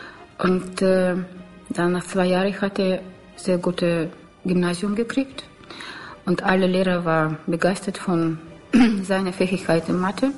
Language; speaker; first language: German; non-native, learner; Russian